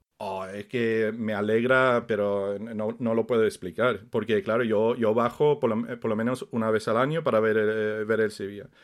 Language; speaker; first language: Spanish; early bilingual, other home language; Swedish